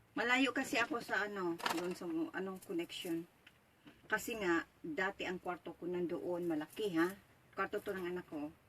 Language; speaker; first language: Filipino; native; Filipino